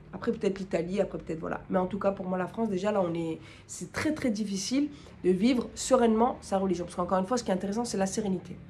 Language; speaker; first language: French; native; French